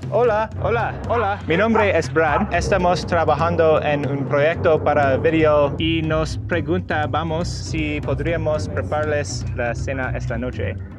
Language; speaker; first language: Spanish; non-native, learner; English